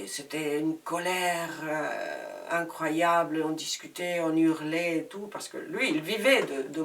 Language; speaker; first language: French; non-native, fluent; Spanish